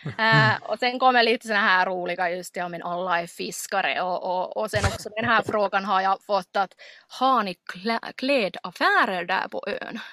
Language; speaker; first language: Swedish; non-native, local second language; Finnish